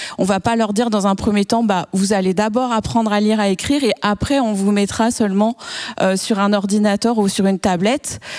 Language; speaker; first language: French; native; French